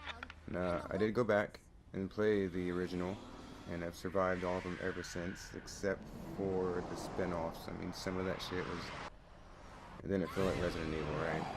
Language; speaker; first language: English; native; English